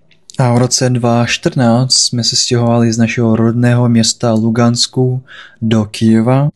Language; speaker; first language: Czech; non-native, fluent; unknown